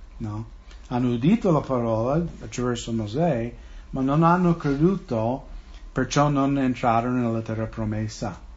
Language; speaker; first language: Italian; non-native, fluent; English